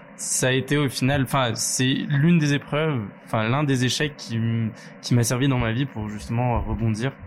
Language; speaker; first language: French; native; French